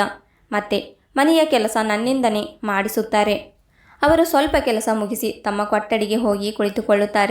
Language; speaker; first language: Kannada; native; Kannada